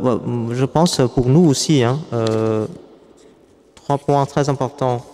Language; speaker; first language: French; non-native, fluent; Vietnamese